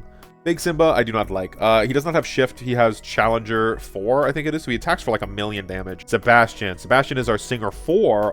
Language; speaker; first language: English; native; English